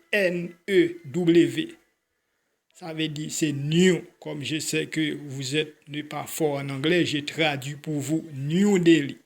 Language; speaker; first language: French; non-native, local second language; Haitian Creole